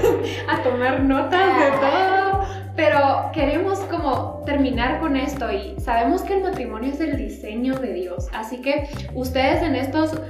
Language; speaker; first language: Spanish; native; Spanish